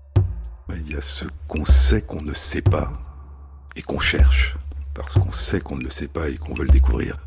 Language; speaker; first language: French; native; French